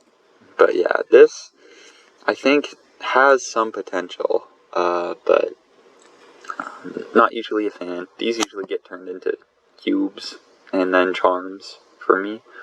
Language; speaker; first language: English; native; English